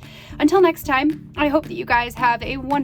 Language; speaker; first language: English; native; English